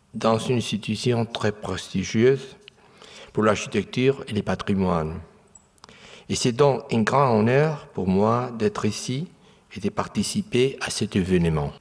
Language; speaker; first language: French; non-native, fluent; Spanish